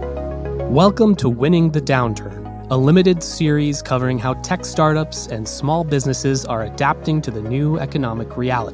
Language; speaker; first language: English; native; English